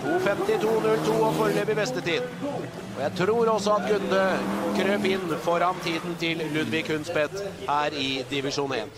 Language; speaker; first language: Norwegian; native; Norwegian